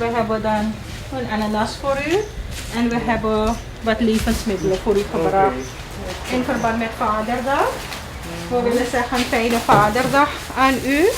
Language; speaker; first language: Dutch; non-native, local second language; Caribbean Hindustani